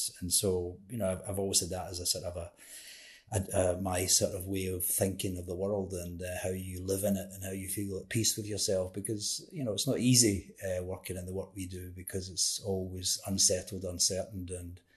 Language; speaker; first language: English; native; English